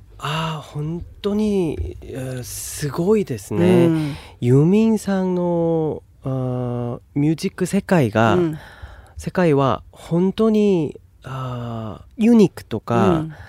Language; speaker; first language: Japanese; non-native, learner; Korean